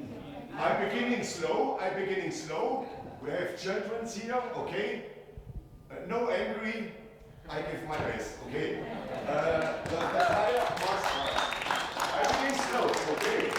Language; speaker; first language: English; non-native, learner; German